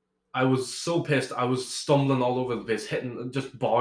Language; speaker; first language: English; native; English